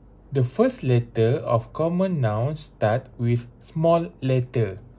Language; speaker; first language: English; non-native, local second language; Malay